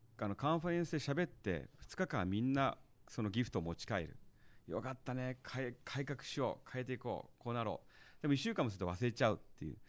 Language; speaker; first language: Japanese; early bilingual, heritage; Japanese